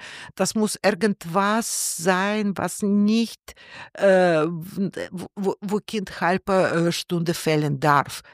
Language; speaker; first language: German; non-native, learner; Russian